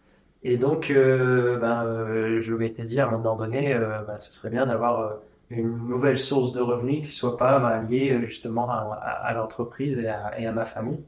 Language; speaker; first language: French; native; French